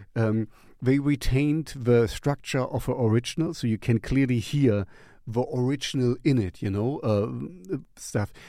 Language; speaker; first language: English; non-native, fluent; German